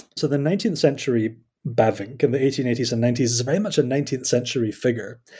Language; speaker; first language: English; native; English